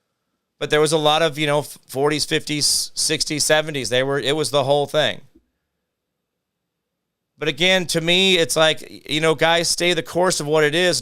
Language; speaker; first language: English; native; English